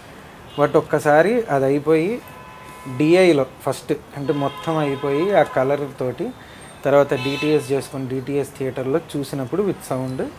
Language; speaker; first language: Telugu; native; Telugu